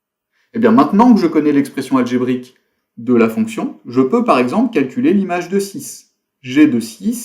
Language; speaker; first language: French; native; French